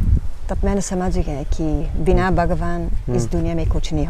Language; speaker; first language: Hindi; non-native, learner; Dutch